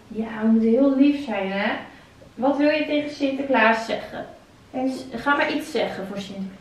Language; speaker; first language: Dutch; native; Dutch